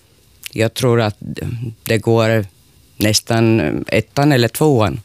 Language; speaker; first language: Swedish; non-native, learner; Finnish